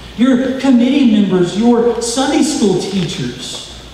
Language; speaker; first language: English; native; English